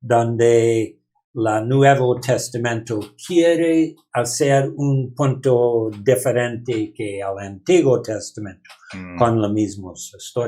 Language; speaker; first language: Spanish; non-native, learner; English